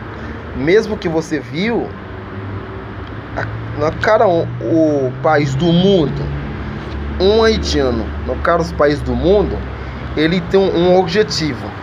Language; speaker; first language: Portuguese; non-native, learner; Haitian Creole